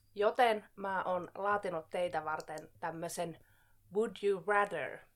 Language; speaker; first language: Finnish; non-native, local second language; Swedish